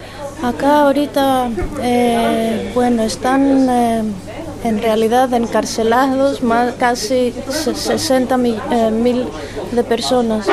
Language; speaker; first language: Spanish; non-native, fluent; Greek